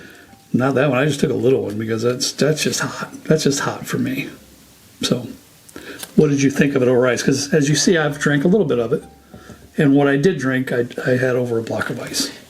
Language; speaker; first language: English; native; English